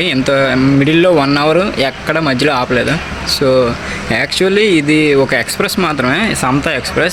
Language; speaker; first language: Telugu; native; Telugu